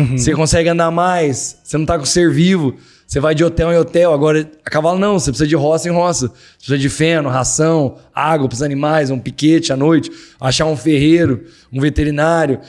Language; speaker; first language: Portuguese; native; Portuguese